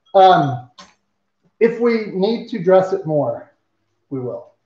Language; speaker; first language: English; native; English